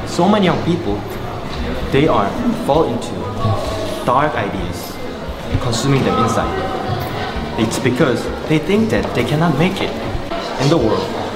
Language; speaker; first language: English; non-native, learner; Korean